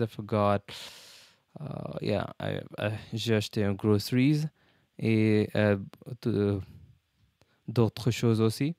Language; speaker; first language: French; non-native, learner; English